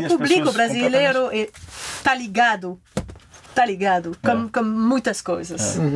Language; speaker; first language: Portuguese; non-native, learner; French